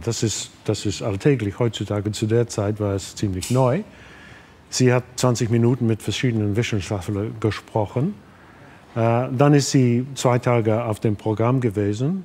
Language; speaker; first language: German; non-native, fluent; English